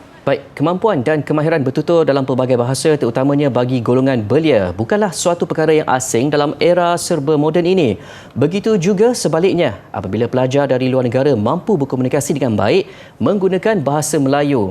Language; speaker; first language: Malay; native; Malay